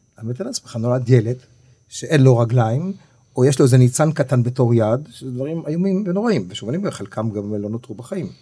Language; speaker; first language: Hebrew; native; Hebrew